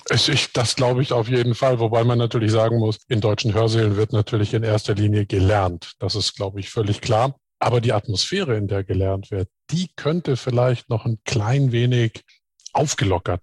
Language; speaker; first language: German; native; German